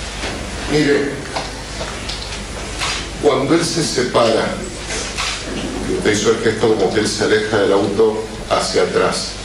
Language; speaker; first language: Spanish; native; Spanish